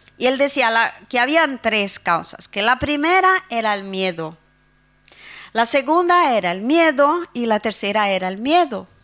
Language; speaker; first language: Spanish; non-native, fluent; Portuguese